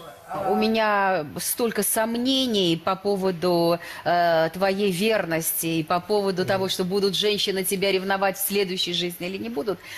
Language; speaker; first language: Russian; native; Russian